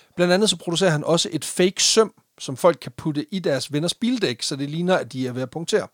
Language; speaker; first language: Danish; native; Danish